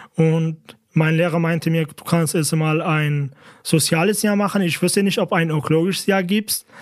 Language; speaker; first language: German; non-native, fluent; Kurdish